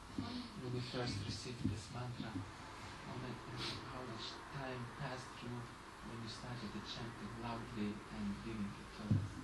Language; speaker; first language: English; non-native, fluent; Lithuanian